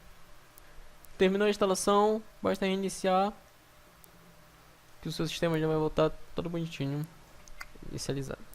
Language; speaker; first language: Portuguese; native; Portuguese